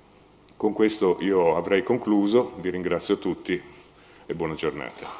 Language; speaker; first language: Italian; native; Italian